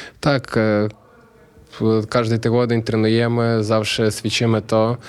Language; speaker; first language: Polish; non-native, learner; Ukrainian